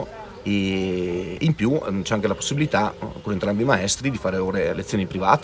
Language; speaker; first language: Italian; native; Italian